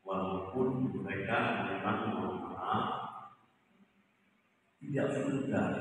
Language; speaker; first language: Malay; non-native, local second language; Javanese